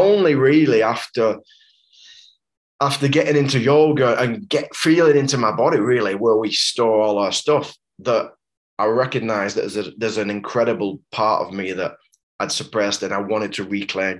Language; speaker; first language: English; native; English